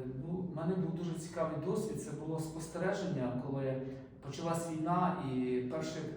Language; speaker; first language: Ukrainian; native; Ukrainian